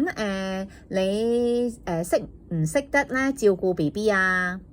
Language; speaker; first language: Cantonese; native; Cantonese